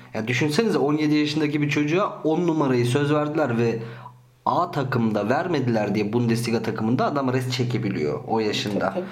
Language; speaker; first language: Turkish; early bilingual, heritage; Turkish